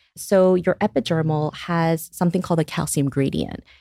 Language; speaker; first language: English; early bilingual, other home language; Korean